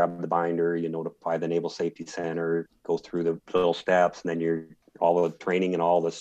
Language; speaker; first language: English; native; English